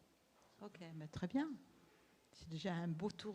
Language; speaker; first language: French; native; French